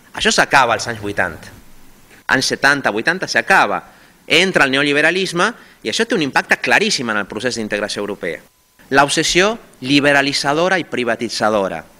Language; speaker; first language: Catalan; non-native, fluent; Spanish